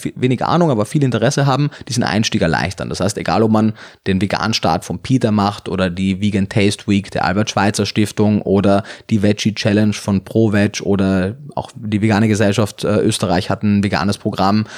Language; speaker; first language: German; native; German